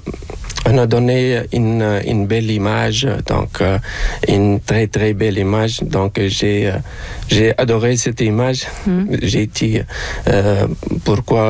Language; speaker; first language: French; non-native, local second language; Arabic